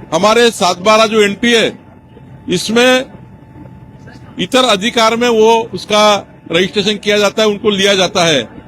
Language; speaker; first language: Hindi; non-native, local second language; Marathi